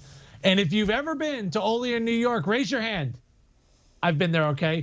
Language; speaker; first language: English; native; English